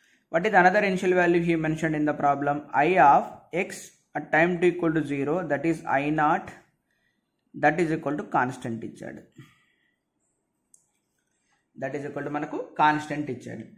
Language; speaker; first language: English; non-native, local second language; Telugu